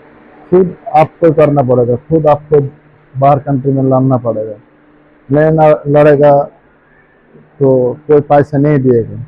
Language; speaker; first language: Hindi; non-native, fluent; Bangla